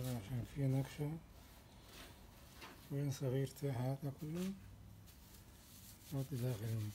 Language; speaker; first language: Arabic; non-native, learner; Urdu